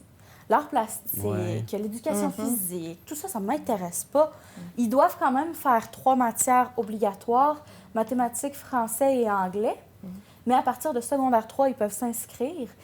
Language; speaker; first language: French; native; French